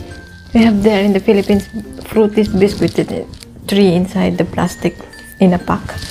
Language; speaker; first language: English; non-native, local second language; Filipino